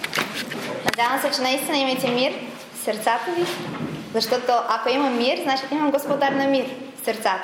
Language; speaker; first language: Bulgarian; non-native, learner; Russian